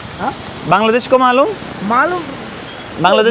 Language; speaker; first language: Hindi; non-native, learner; Bangla